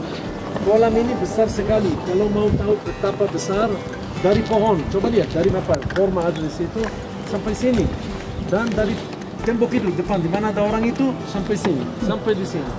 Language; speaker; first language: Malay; non-native, fluent; Hebrew